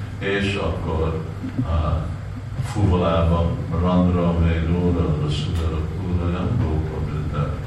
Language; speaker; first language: Hungarian; non-native, learner; Russian